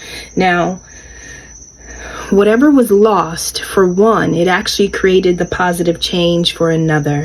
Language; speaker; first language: English; native; English